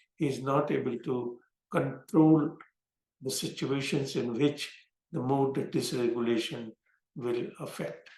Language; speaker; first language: English; non-native, local second language; Hindi